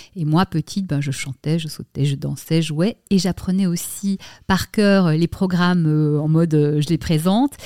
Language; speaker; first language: French; native; French